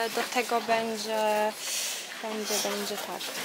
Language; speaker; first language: Polish; non-native, learner; Turkish